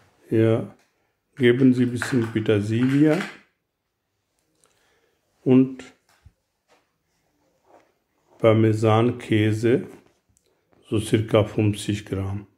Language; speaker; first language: German; non-native, learner; Urdu